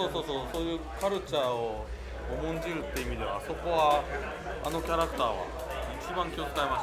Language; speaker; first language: Japanese; native; Japanese